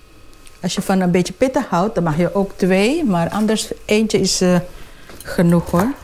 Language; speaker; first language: Dutch; non-native, fluent; Indonesian